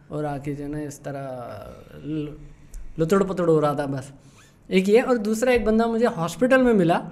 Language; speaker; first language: Urdu; native; Urdu